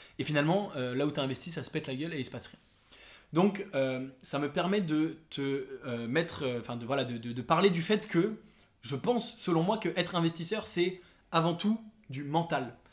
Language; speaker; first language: French; native; French